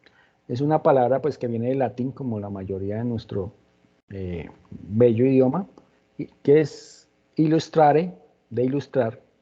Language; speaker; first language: Spanish; native; Spanish